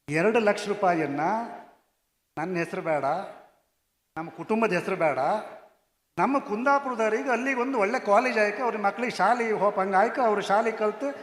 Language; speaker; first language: Kannada; non-native, local second language; Konkani